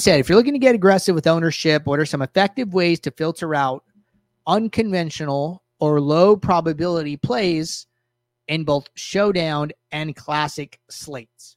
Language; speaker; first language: English; native; English